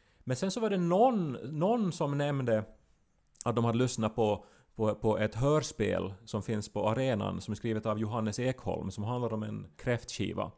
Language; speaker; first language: Swedish; native; Swedish